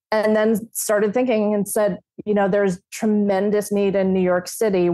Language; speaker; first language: English; native; English